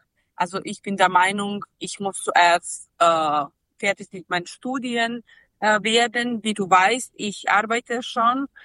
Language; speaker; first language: German; non-native, fluent; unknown